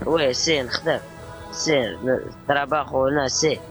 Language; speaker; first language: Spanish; non-native, learner; Arabic